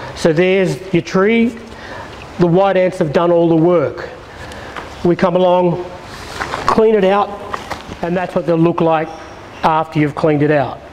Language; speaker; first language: English; native; English